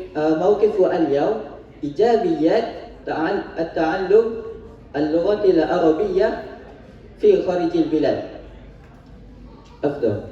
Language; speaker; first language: Arabic; non-native, learner; Malay